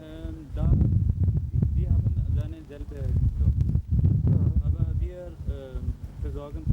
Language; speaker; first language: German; non-native, learner; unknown